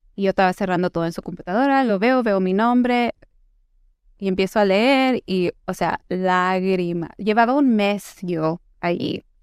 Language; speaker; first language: Spanish; early bilingual, heritage; Spanish